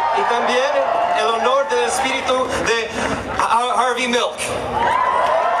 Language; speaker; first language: Spanish; early bilingual, heritage; Spanish